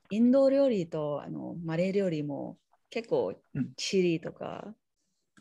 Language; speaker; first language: Japanese; non-native, learner; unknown